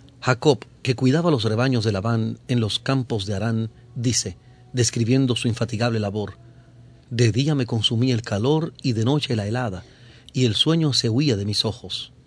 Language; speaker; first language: Spanish; native; Spanish